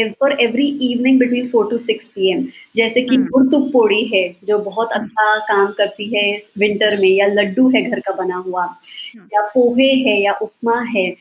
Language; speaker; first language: Hindi; native; Hindi